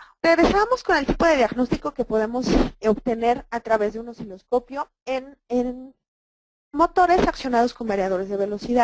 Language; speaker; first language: Spanish; native; Spanish